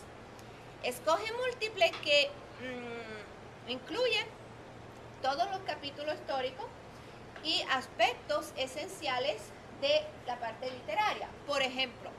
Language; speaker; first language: Spanish; non-native, fluent; Italian